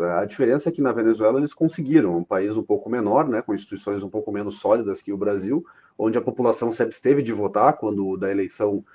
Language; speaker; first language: Portuguese; native; Portuguese